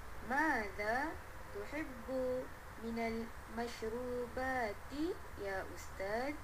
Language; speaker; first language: Arabic; non-native, learner; Malay